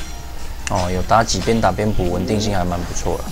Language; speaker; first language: Chinese; native; Chinese